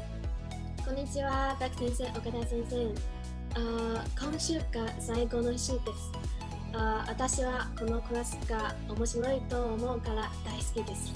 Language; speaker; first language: Japanese; non-native, learner; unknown